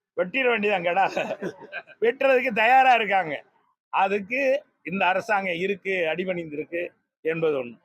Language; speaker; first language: Tamil; native; Tamil